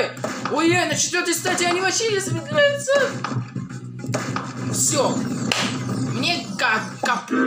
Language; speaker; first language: Russian; native; Russian